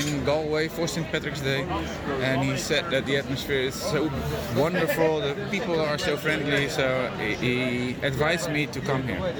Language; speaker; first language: English; non-native, fluent; Dutch